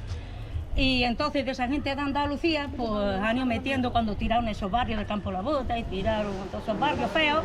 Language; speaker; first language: Spanish; native; Spanish